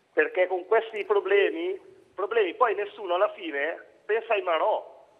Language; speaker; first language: Italian; native; Italian